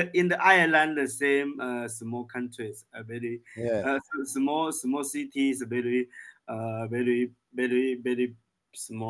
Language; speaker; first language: English; non-native, learner; Chinese